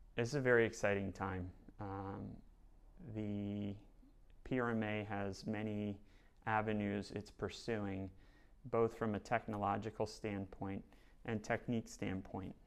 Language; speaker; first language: English; native; English